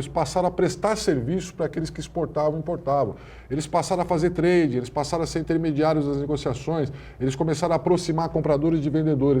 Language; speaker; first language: Portuguese; native; Portuguese